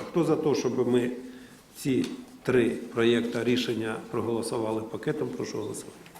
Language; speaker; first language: Ukrainian; non-native, local second language; Russian